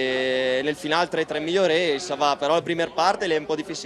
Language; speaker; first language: French; non-native, learner; Italian